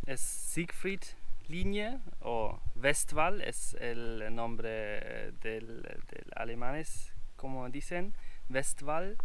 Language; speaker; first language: Spanish; non-native, learner; German